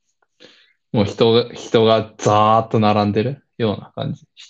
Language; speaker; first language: Japanese; early bilingual, other home language; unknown